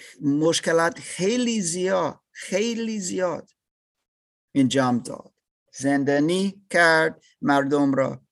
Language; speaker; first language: Persian; non-native, learner; English